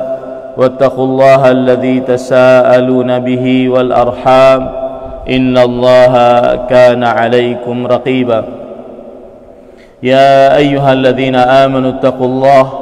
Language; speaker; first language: Arabic; non-native, fluent; Indonesian